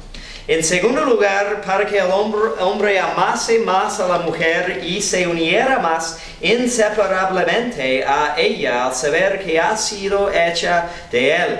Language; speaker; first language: Spanish; non-native, fluent; English